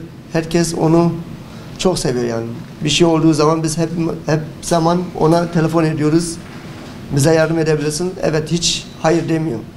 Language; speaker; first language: Turkish; early bilingual, heritage; Turkish